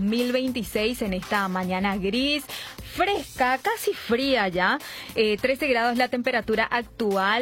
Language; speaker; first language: Spanish; native; Spanish